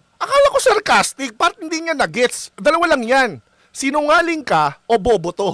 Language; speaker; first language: Filipino; native; Filipino